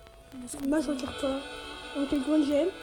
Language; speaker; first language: French; native; French